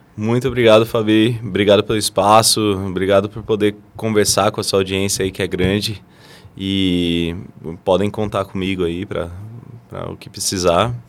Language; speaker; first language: Portuguese; native; Portuguese